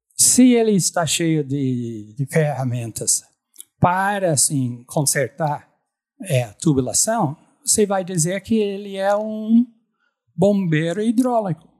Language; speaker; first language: Portuguese; non-native, fluent; English